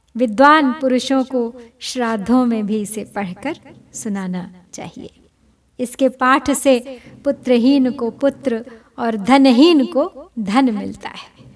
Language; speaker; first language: Hindi; native; Hindi